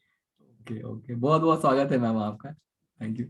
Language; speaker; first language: Hindi; native; Hindi